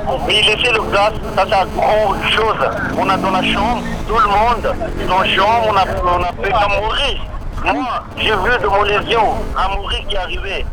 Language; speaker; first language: French; non-native, learner; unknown